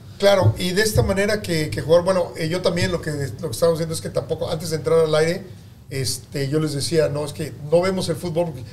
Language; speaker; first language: Spanish; native; Spanish